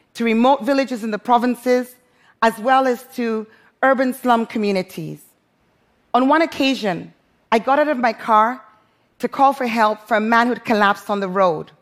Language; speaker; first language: English; non-native, local second language; Krio